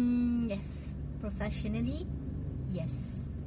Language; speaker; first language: English; non-native, local second language; Malay